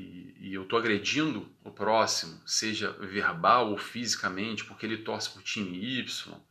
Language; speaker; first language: Portuguese; native; Portuguese